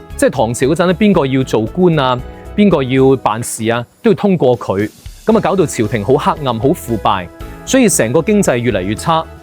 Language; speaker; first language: Cantonese; native; Cantonese